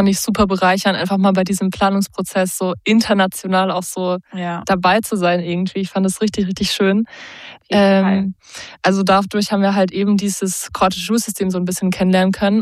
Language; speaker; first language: German; native; German